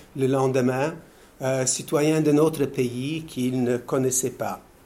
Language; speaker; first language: French; early bilingual, other home language; Polish